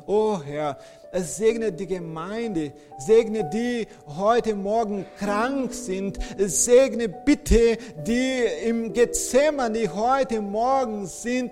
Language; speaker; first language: German; non-native, fluent; Portuguese